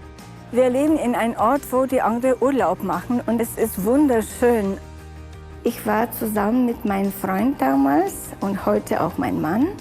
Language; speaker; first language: German; non-native, fluent; Bulgarian